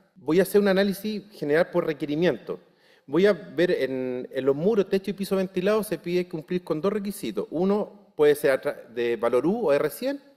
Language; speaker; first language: Spanish; native; Spanish